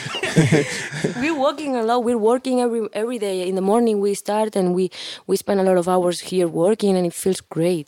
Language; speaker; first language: English; non-native, fluent; Spanish